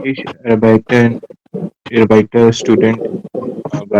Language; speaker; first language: German; non-native, learner; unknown